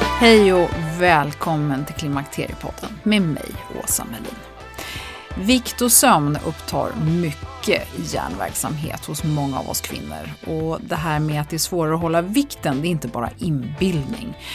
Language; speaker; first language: Swedish; native; Swedish